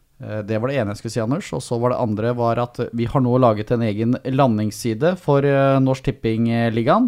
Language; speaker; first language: Norwegian; native; Norwegian